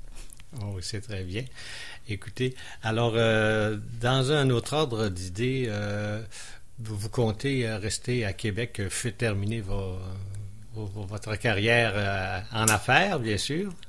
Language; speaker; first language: French; native; French